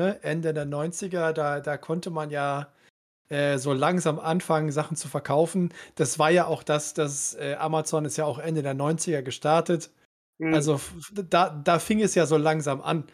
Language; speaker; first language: German; native; German